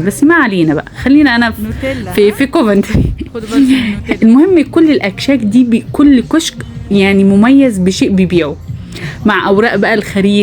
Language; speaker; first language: Arabic; native; Arabic